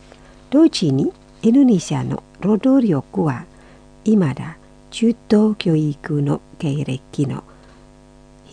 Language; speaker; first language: Japanese; non-native, fluent; Indonesian